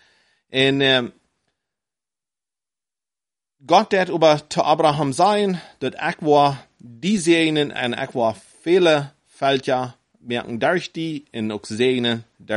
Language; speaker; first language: German; non-native, learner; Plautdietsch